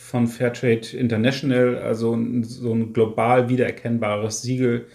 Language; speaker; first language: German; native; German